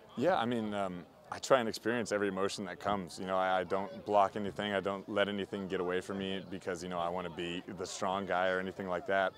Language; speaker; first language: English; native; English